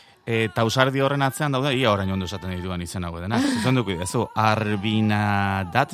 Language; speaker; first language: Basque; native; Basque